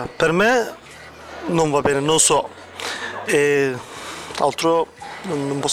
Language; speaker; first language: Italian; non-native, learner; Turkish